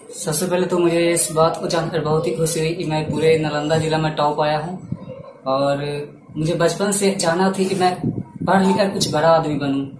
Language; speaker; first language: Hindi; native; Hindi